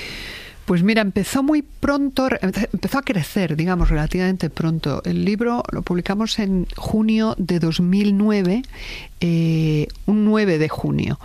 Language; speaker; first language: Spanish; native; Spanish